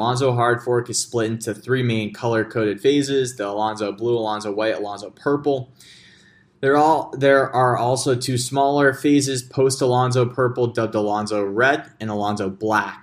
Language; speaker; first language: English; native; English